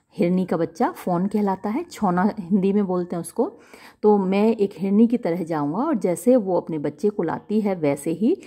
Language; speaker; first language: Hindi; native; Hindi